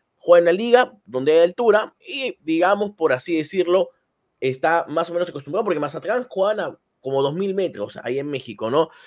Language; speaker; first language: Spanish; native; Spanish